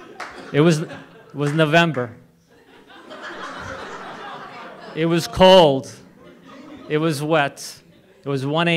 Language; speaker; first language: English; non-native, local second language; Hindi